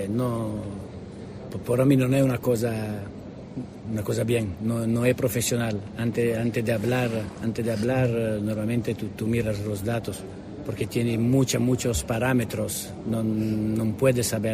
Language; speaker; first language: Spanish; non-native, learner; Italian